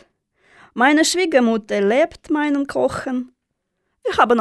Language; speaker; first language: German; non-native, fluent; Russian